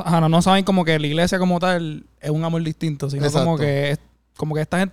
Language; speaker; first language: Spanish; native; Spanish